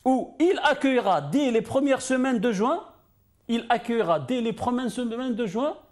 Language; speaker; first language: French; non-native, local second language; Arabic